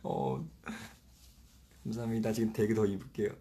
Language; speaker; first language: Korean; non-native, fluent; Chinese